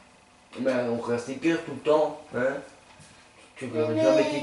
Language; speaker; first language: French; native; French